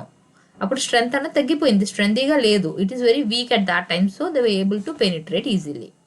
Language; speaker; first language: Telugu; native; Telugu